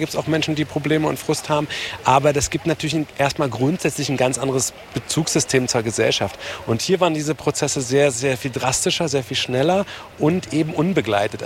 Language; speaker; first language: German; native; German